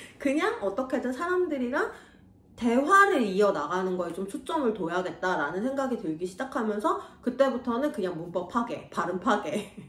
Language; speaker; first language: Korean; native; Korean